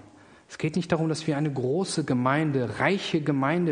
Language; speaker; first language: German; native; German